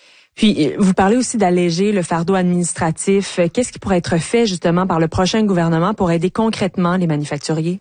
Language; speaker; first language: French; native; French